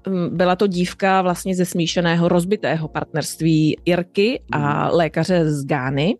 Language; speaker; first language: Czech; native; Czech